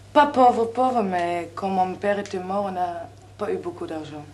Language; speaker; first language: French; non-native, fluent; German